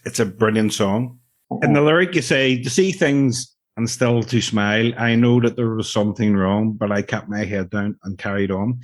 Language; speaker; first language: English; native; English